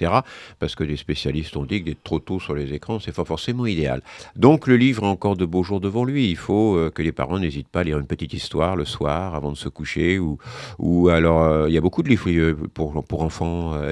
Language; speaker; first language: French; native; French